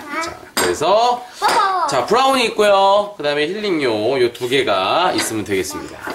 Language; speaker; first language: Korean; native; Korean